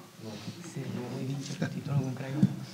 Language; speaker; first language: Italian; non-native, learner; Romanian